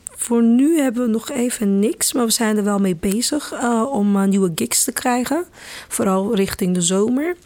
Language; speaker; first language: Dutch; non-native, fluent; Kabuverdianu